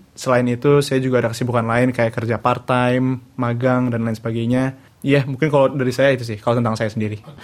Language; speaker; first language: Indonesian; native; Indonesian